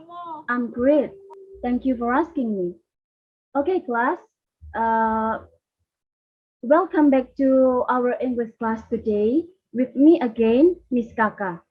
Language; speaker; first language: English; non-native, fluent; Indonesian